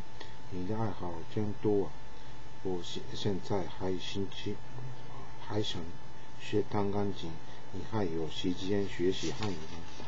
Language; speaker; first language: Chinese; non-native, learner; Japanese